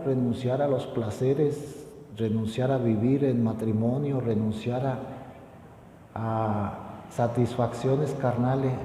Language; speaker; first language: Spanish; native; Spanish